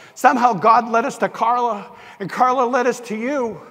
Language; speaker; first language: English; native; English